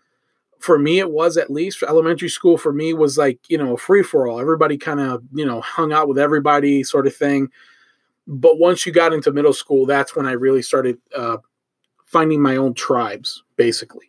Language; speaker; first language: English; early bilingual, other home language; Spanish